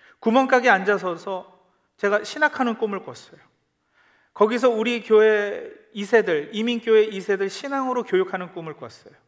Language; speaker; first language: Korean; early bilingual, heritage; Korean